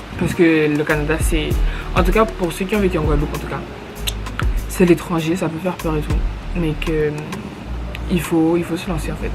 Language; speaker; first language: French; native; French